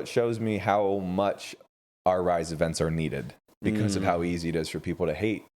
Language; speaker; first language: English; native; English